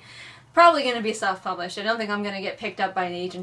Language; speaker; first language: English; native; English